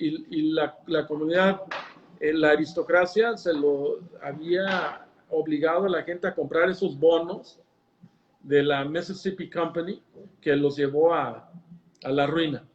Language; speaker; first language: Spanish; native; Spanish